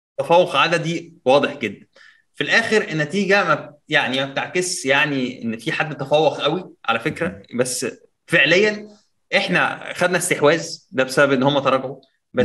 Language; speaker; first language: Arabic; native; Arabic